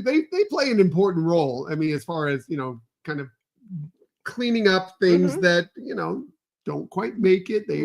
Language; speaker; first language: English; native; English